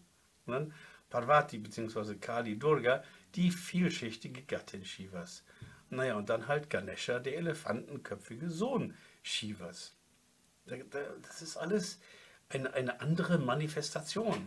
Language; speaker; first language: German; native; German